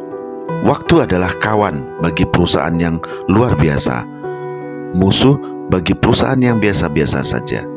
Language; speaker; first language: Indonesian; native; Indonesian